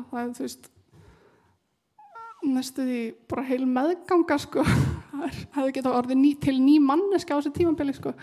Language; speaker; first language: Icelandic; native; Icelandic